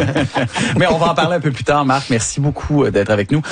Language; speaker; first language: French; native; French